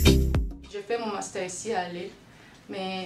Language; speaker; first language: French; non-native, fluent; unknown